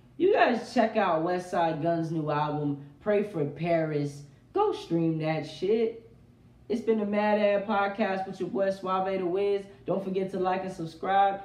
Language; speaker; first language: English; native; English